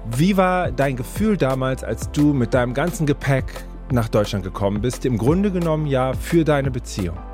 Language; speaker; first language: German; native; German